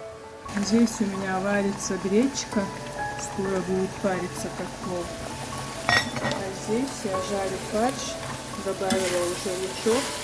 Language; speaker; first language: Russian; non-native, local second language; Chechen